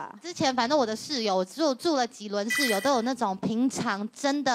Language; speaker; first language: Chinese; native; Chinese